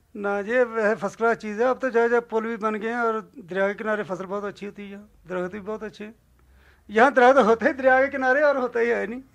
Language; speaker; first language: Urdu; non-native, local second language; Punjabi